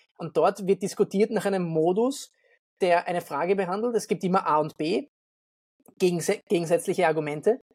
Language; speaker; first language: German; native; German